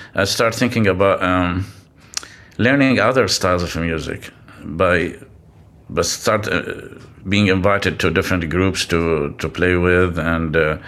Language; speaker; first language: English; non-native, fluent; Arabic